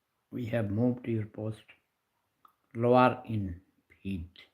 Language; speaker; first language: English; non-native, local second language; Bangla